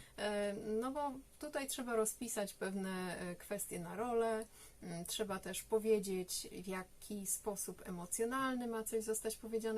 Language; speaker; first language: Polish; native; Polish